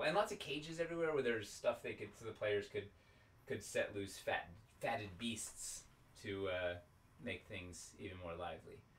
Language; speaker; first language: English; native; English